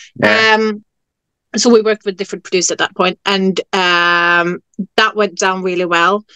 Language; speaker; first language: English; non-native, fluent; Norwegian